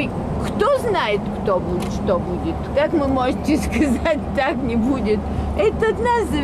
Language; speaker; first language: Russian; non-native, learner; Bulgarian